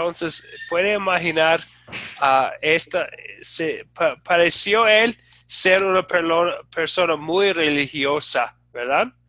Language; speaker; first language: Spanish; non-native, fluent; English